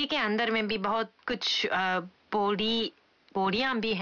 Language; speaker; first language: Hindi; non-native, fluent; Japanese